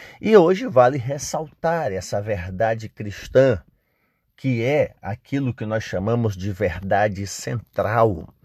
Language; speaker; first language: Portuguese; native; Portuguese